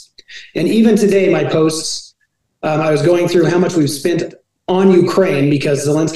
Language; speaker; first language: English; native; English